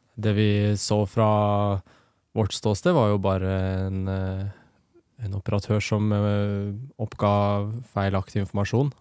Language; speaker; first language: Norwegian; native; Norwegian